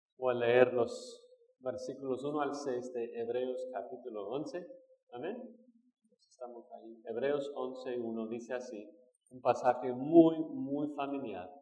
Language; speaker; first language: Spanish; non-native, fluent; English